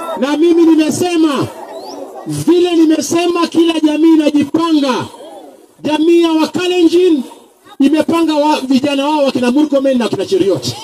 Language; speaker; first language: Swahili; non-native, local second language; Luyia